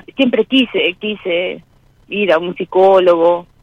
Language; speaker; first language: Spanish; native; Spanish